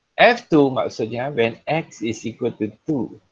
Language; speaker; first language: English; non-native, local second language; Malay